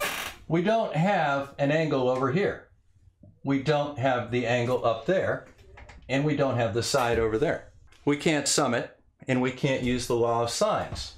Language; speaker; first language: English; native; English